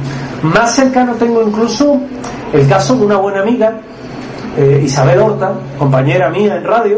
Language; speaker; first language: Spanish; native; Spanish